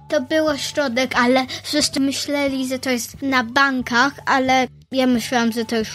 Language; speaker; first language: Polish; early bilingual, heritage; Polish